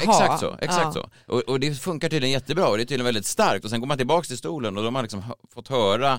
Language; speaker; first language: Swedish; native; Swedish